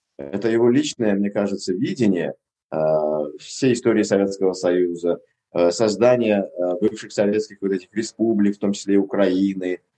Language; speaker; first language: Russian; non-native, local second language; Uzbek